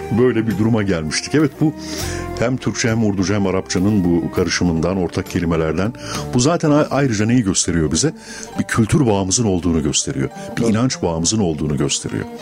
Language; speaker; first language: Turkish; native; Turkish